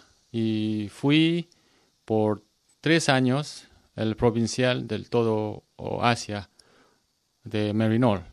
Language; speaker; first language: Spanish; non-native, learner; Korean